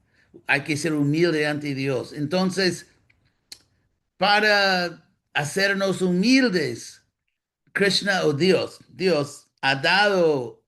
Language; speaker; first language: Spanish; non-native, fluent; English